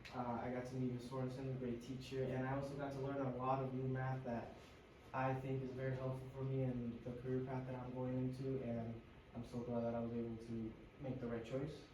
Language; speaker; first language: English; early bilingual, other home language; Spanish